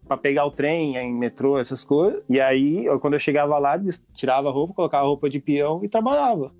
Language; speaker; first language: Portuguese; native; Portuguese